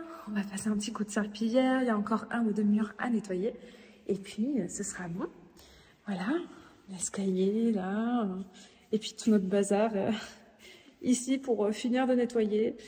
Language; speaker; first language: French; native; French